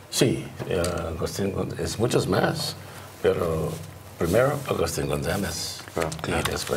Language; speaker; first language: Spanish; non-native, learner; English